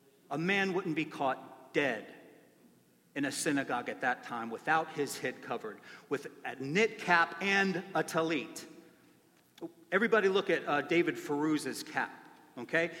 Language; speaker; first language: English; native; English